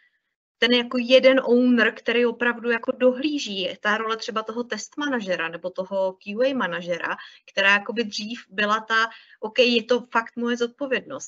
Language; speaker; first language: Czech; native; Czech